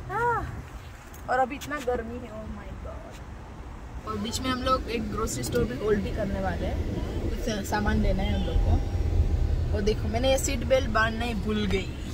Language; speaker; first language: Hindi; non-native, local second language; Gujarati